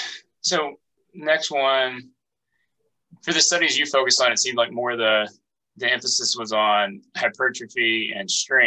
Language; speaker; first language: English; native; English